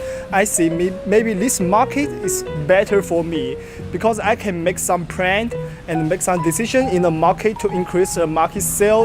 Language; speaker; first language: English; non-native, learner; Chinese